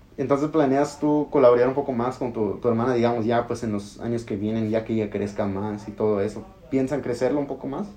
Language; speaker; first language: Spanish; early bilingual, heritage; Spanish